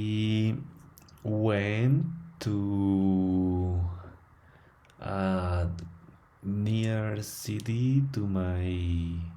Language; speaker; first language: English; non-native, learner; Spanish